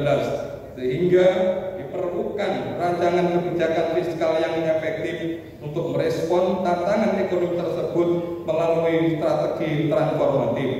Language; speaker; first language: Indonesian; native; Indonesian